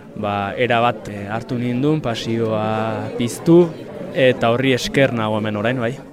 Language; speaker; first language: Basque; native; Basque